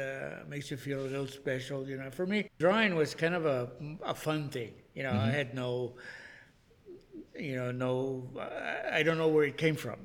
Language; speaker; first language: English; native; English